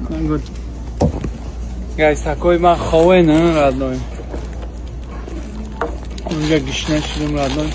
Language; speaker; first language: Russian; non-native, local second language; Tajik